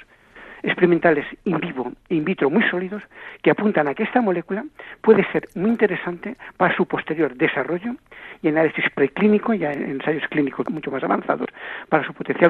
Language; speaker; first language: Spanish; native; Spanish